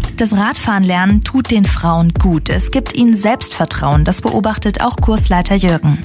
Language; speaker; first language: German; native; German